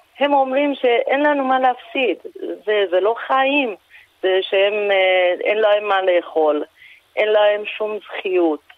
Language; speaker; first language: Hebrew; non-native, fluent; Persian